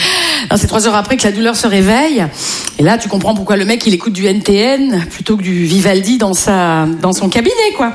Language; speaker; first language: French; native; French